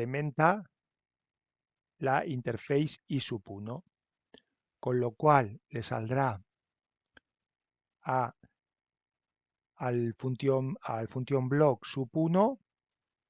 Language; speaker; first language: Spanish; native; Spanish